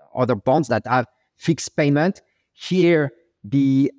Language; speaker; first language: English; non-native, fluent; French